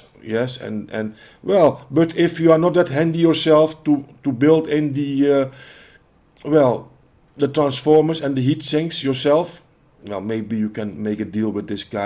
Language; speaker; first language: English; non-native, fluent; Dutch